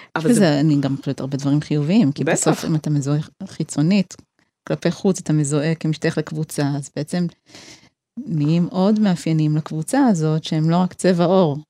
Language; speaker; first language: Hebrew; early bilingual, other home language; Amharic